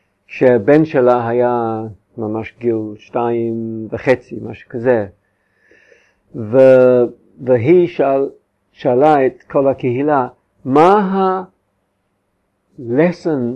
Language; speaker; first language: Hebrew; non-native, fluent; English